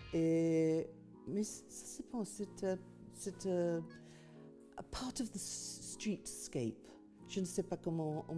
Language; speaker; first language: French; non-native, learner; English